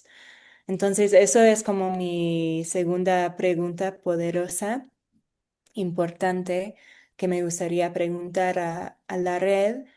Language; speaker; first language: Spanish; non-native, fluent; English